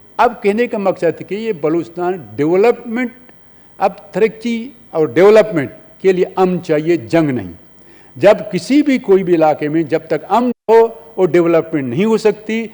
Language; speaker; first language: Urdu; non-native, local second language; Baluchi